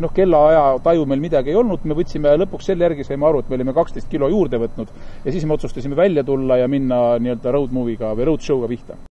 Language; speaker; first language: Estonian; native; Estonian